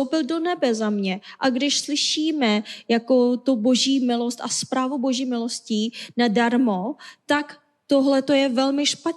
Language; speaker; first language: Czech; non-native, fluent; Korean